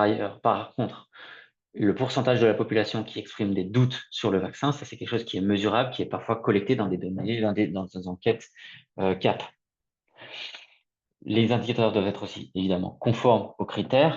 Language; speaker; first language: French; native; French